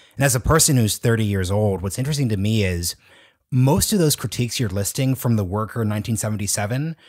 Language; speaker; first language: English; native; English